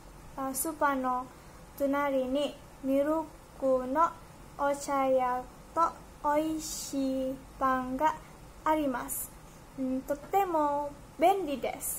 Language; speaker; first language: Japanese; non-native, learner; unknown